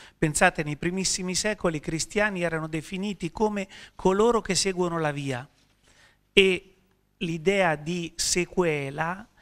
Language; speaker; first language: Italian; native; Italian